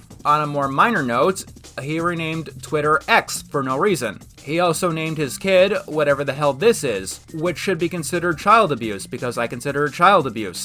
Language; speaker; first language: English; native; English